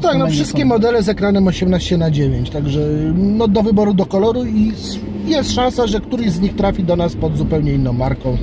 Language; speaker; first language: Polish; native; Polish